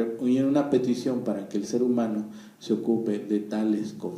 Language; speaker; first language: Spanish; native; Spanish